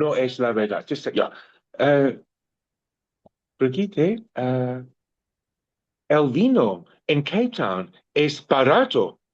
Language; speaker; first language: Spanish; non-native, learner; English